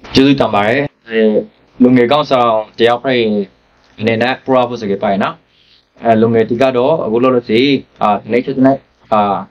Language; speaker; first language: Burmese; native; Burmese